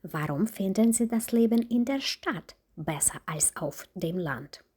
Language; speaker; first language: German; non-native, fluent; Ukrainian